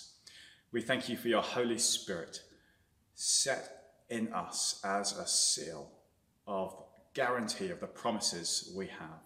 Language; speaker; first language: English; native; English